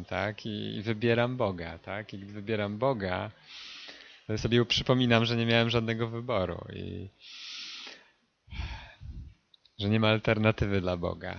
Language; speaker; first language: Polish; native; Polish